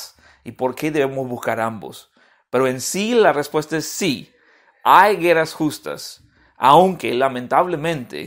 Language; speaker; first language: Spanish; non-native, fluent; English